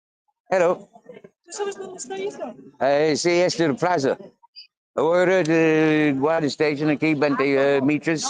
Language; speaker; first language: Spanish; non-native, learner; English